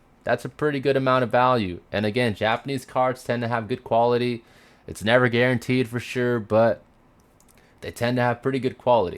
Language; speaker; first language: English; native; English